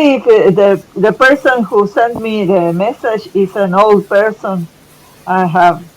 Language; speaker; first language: English; non-native, learner; Spanish